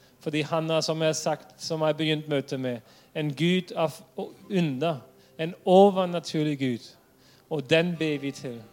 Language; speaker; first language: Norwegian; non-native, fluent; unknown